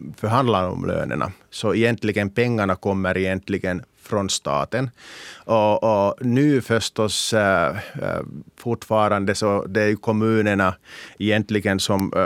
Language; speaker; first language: Swedish; non-native, local second language; Finnish